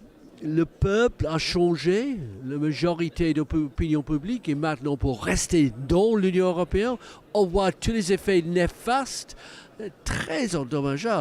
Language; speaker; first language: French; non-native, fluent; English